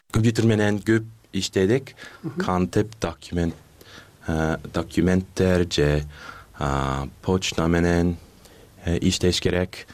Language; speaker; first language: Kyrgyz; non-native, learner; English